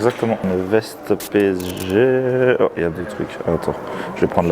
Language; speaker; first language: French; native; French